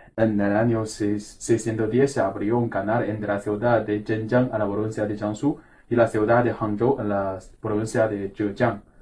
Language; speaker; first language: Spanish; non-native, fluent; Chinese